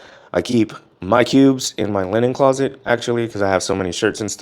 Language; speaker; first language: English; native; English